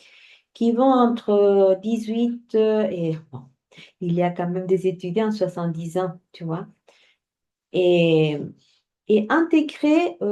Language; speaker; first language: French; non-native, fluent; Spanish